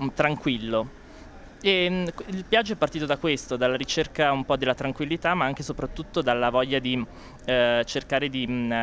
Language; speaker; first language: Italian; native; Italian